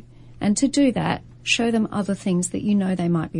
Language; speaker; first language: English; native; English